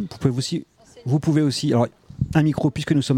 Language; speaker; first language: French; native; French